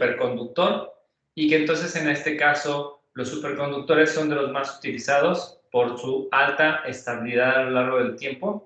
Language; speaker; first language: Spanish; native; Spanish